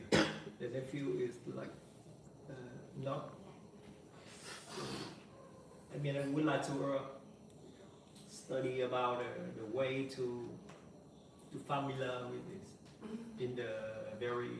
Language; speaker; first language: English; non-native, learner; Vietnamese